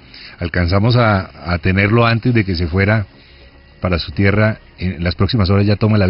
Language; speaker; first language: Spanish; native; Spanish